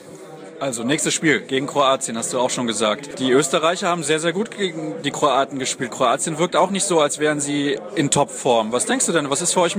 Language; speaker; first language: German; native; German